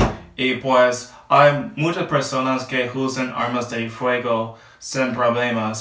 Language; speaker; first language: Spanish; non-native, learner; English